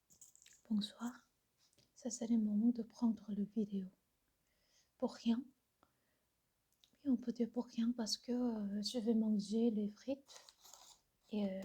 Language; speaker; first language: French; non-native, learner; Korean